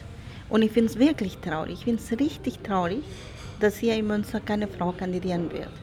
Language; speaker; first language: German; non-native, fluent; Spanish